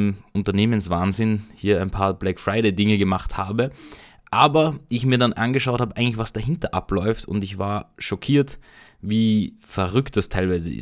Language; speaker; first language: German; native; German